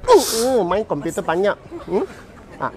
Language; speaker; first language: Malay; non-native, local second language; Chinese